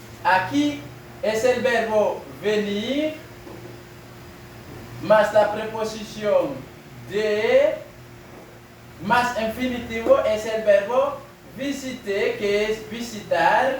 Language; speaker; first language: Spanish; non-native, fluent; French